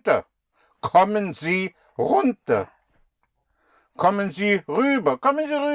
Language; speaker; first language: German; non-native, fluent; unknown